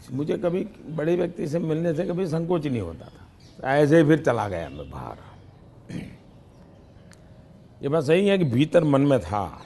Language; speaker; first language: Hindi; non-native, local second language; Gujarati